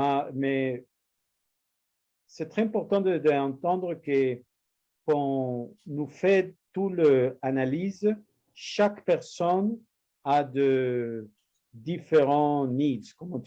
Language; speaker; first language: French; non-native, learner; Spanish